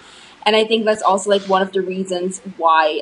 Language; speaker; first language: English; non-native, local second language; Filipino